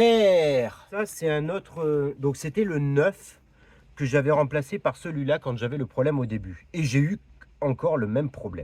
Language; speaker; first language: French; native; French